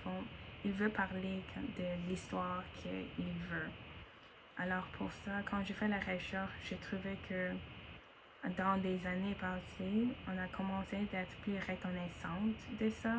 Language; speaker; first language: French; non-native, learner; English